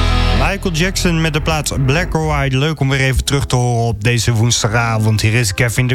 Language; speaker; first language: Dutch; native; Dutch